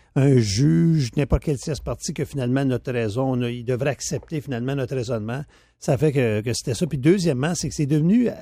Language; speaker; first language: French; native; French